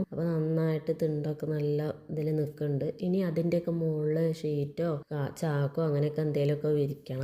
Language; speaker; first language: Malayalam; native; Malayalam